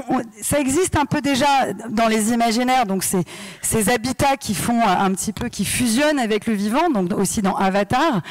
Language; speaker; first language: French; native; French